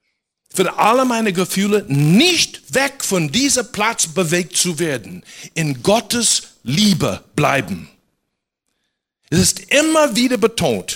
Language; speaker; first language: German; non-native, fluent; English